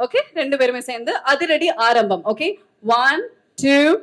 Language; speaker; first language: Tamil; native; Tamil